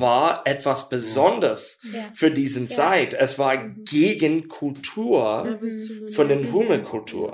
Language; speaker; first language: German; non-native, learner; English